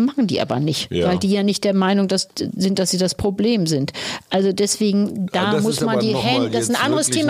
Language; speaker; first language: German; native; German